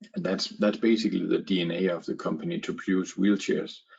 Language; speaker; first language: English; non-native, fluent; Danish